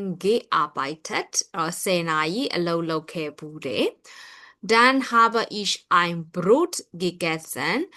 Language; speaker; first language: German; non-native, fluent; Burmese